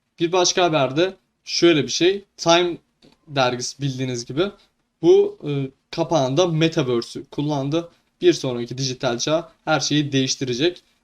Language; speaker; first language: Turkish; native; Turkish